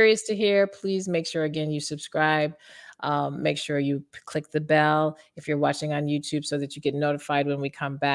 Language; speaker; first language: English; native; English